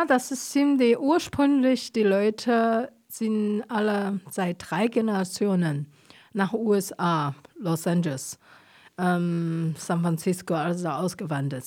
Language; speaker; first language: German; non-native, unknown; Chinese